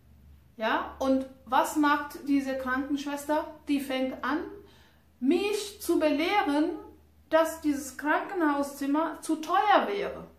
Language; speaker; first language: German; non-native, fluent; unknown